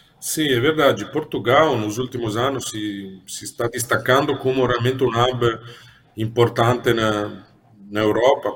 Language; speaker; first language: Portuguese; non-native, fluent; Italian